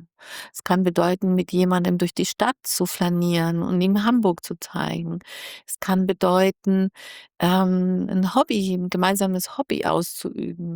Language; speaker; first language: German; native; German